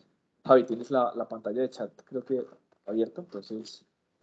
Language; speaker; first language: Spanish; native; Spanish